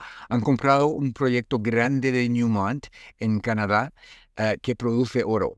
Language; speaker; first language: Spanish; non-native, fluent; French